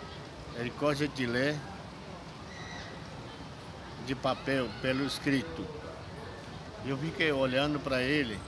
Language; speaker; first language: Portuguese; non-native, local second language; Yanomámi